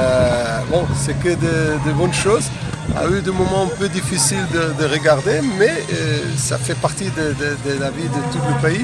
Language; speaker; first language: French; non-native, fluent; Portuguese